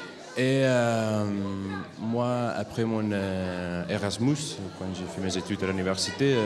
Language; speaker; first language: French; non-native, fluent; Catalan